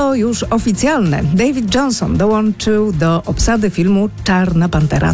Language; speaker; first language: Polish; native; Polish